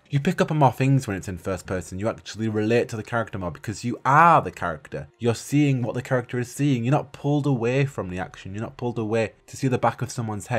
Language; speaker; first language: English; native; English